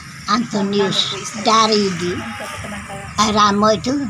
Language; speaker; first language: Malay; non-native, local second language; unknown